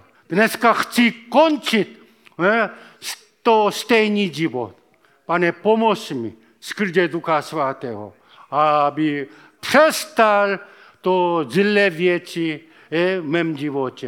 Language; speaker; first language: Czech; non-native, fluent; Korean